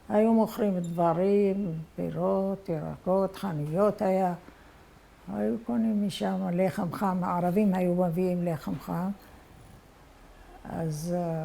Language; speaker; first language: Hebrew; non-native, fluent; Arabic